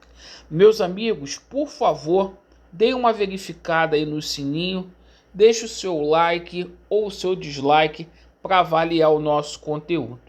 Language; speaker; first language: Portuguese; native; Portuguese